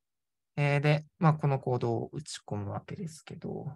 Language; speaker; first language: Japanese; native; Japanese